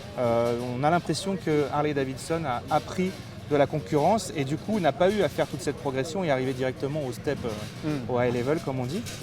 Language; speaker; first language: French; native; French